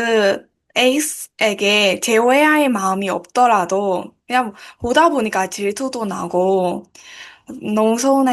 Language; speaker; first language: Korean; non-native, learner; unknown